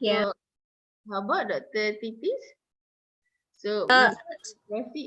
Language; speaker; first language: English; non-native, local second language; Malay